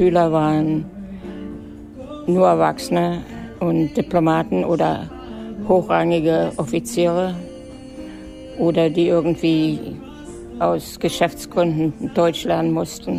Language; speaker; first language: German; native; German